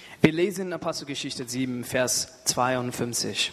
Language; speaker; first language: German; non-native, learner; English